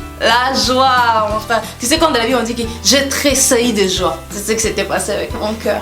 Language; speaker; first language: French; non-native, local second language; Lingala